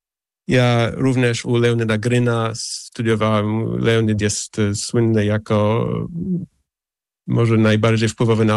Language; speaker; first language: Polish; early bilingual, heritage; English